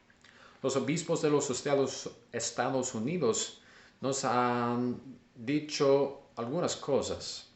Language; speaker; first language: Spanish; non-native, learner; English